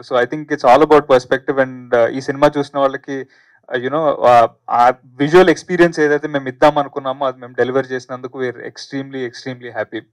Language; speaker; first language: Telugu; native; Telugu